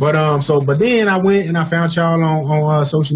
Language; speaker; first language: English; native; English